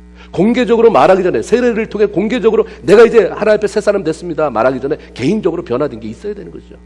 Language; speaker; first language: Korean; native; Korean